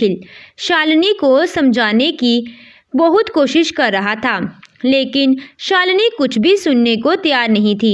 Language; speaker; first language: Hindi; native; Hindi